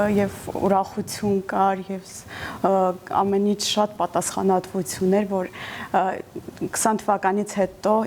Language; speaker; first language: Armenian; native; Armenian